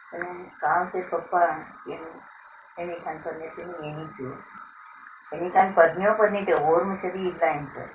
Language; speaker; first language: Malayalam; non-native, local second language; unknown